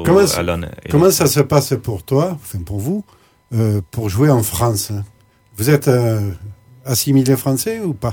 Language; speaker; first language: French; native; French